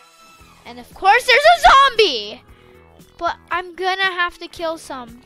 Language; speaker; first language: English; native; English